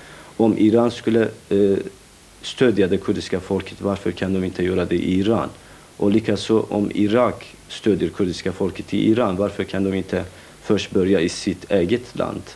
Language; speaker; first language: Swedish; non-native, fluent; Kurdish